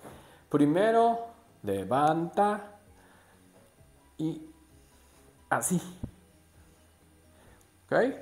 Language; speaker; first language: Spanish; non-native, learner; Japanese